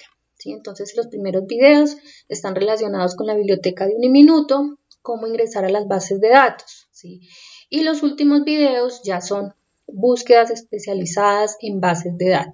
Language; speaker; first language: Spanish; native; Spanish